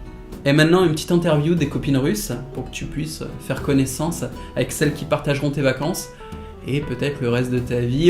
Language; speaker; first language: French; native; French